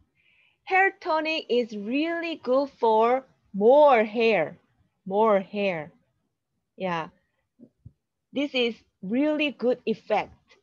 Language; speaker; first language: English; non-native, learner; Korean